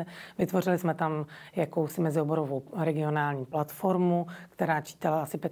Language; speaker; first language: Czech; native; Czech